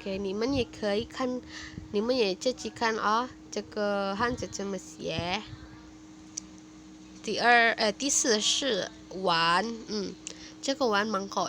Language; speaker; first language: Chinese; non-native, fluent; Indonesian